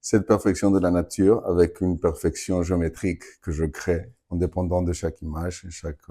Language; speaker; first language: French; non-native, fluent; Spanish